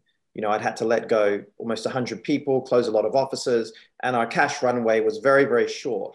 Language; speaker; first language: English; native; English